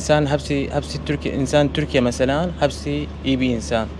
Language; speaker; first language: Turkish; non-native, learner; Arabic